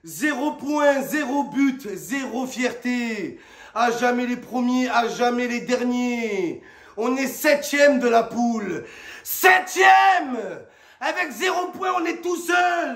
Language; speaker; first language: French; native; French